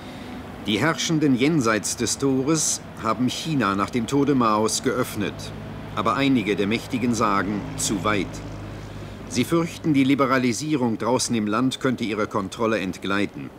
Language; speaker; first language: German; native; German